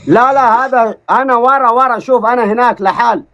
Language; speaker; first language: Arabic; non-native, learner; Oromo